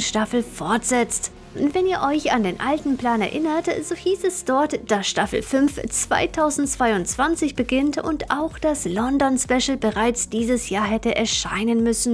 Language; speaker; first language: German; native; German